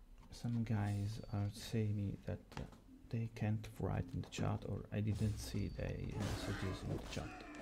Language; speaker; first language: English; non-native, learner; Italian